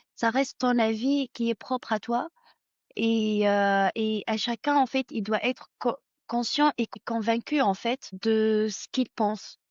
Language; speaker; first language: French; non-native, local second language; Arabic